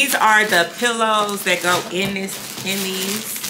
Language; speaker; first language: English; native; English